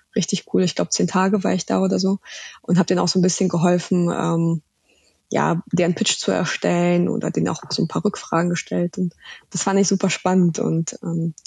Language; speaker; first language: German; early bilingual, other home language; Russian